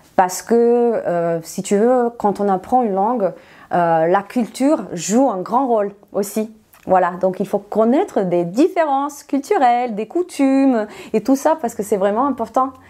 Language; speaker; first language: French; non-native, fluent; Serbian